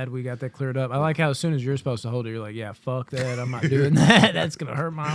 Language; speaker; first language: English; native; English